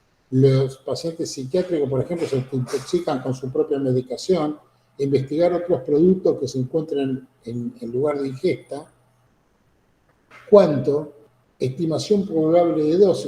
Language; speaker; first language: Spanish; native; Spanish